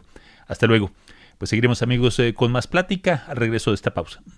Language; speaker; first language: Spanish; native; Spanish